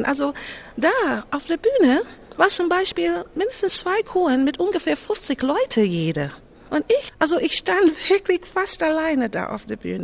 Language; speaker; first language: German; non-native, fluent; English